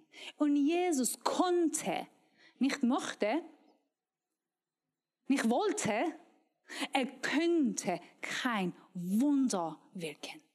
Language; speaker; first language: German; non-native, learner; Persian